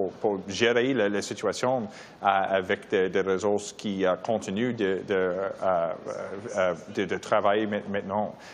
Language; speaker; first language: French; non-native, local second language; English